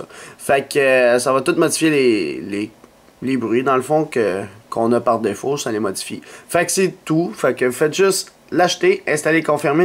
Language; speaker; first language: French; native; French